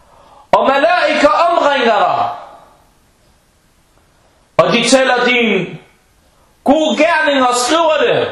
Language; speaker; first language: Danish; non-native, fluent; Arabic